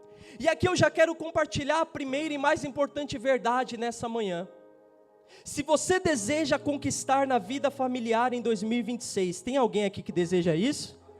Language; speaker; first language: Portuguese; native; Portuguese